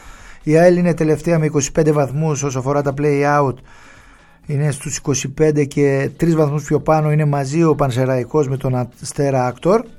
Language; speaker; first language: Greek; native; Greek